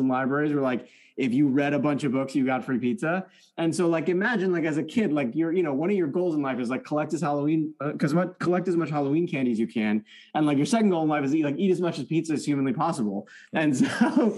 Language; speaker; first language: English; early bilingual, other home language; French